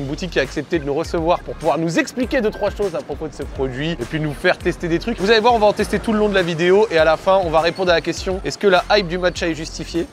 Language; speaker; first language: French; native; French